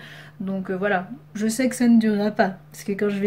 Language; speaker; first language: French; native; French